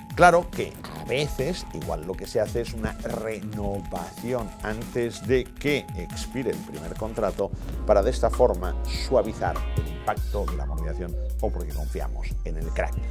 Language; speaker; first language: Spanish; native; Spanish